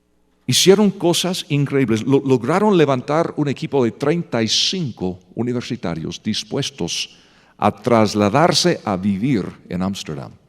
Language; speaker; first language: Spanish; non-native, fluent; English